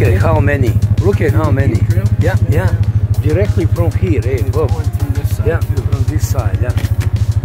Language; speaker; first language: English; non-native, learner; Croatian